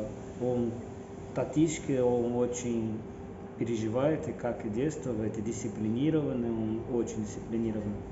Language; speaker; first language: Russian; non-native, fluent; Portuguese